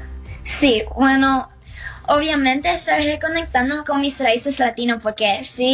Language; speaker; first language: Spanish; early bilingual, heritage; English